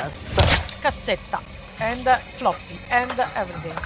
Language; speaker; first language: English; non-native, learner; Italian